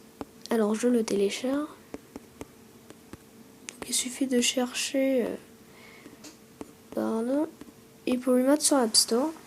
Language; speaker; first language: French; native; French